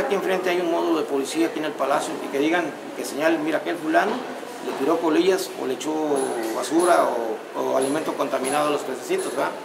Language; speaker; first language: Spanish; native; Spanish